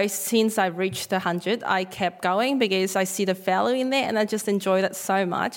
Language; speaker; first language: English; non-native, local second language; Cantonese